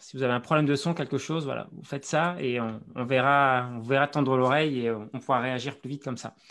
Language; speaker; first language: French; native; French